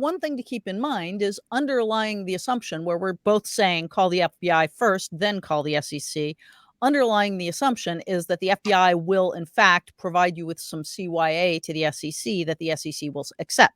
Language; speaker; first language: English; native; English